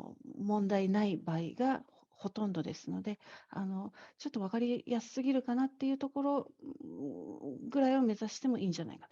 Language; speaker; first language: Japanese; native; Japanese